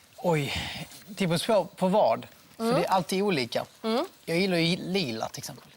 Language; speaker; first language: Swedish; native; Swedish